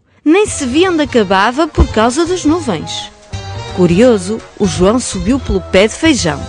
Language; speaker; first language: Portuguese; native; Portuguese